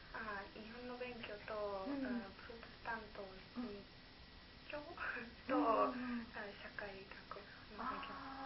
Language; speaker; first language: Japanese; non-native, learner; German